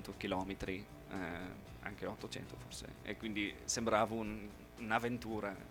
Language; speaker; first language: Italian; non-native, fluent; English